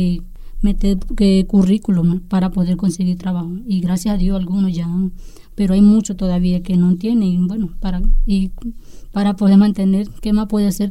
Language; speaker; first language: Spanish; non-native, local second language; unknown